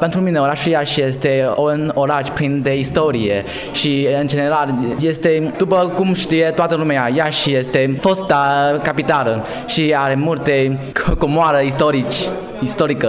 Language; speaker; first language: Romanian; non-native, learner; Chinese